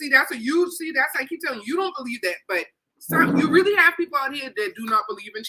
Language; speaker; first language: English; native; English